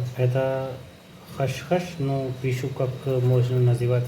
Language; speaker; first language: Russian; non-native, learner; Hindi